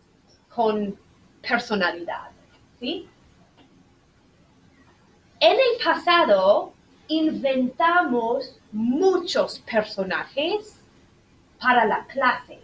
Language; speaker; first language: Spanish; non-native, fluent; English